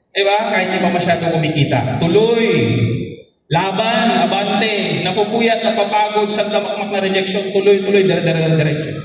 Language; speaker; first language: Filipino; non-native, local second language; Bikol